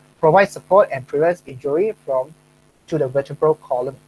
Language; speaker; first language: English; non-native, local second language; Chinese